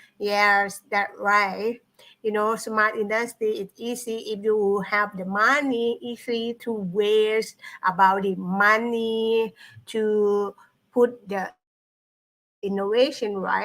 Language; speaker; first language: English; non-native, learner; Thai